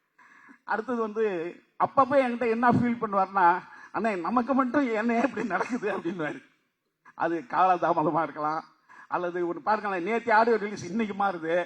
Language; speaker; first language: Tamil; native; Tamil